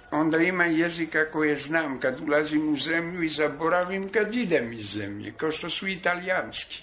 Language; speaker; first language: Serbian; non-native, fluent; French